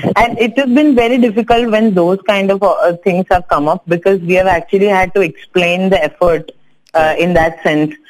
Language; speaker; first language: English; non-native, local second language; Tamil